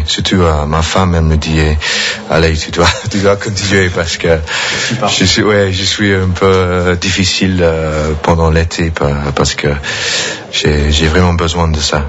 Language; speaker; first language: French; non-native, fluent; English